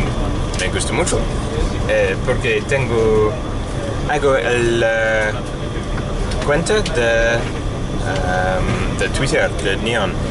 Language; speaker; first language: Spanish; non-native, learner; English